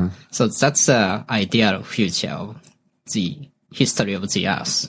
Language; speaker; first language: English; non-native, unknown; Japanese